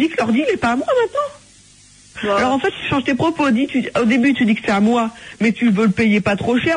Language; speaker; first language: French; native; French